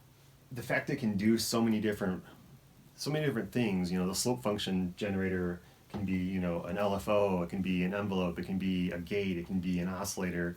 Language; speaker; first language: English; native; English